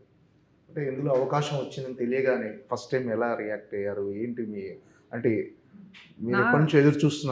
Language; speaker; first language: Telugu; native; Telugu